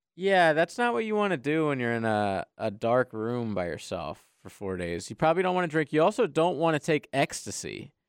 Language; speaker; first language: English; native; English